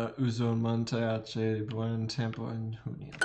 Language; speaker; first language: Spanish; non-native, learner; English